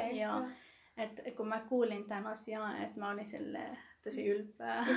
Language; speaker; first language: Finnish; non-native, learner; Persian